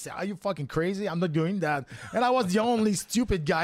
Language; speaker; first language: English; non-native, fluent; French